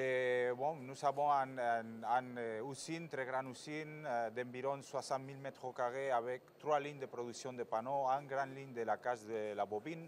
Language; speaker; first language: French; non-native, fluent; Spanish